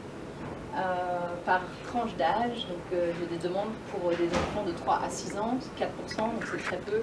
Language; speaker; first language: French; native; French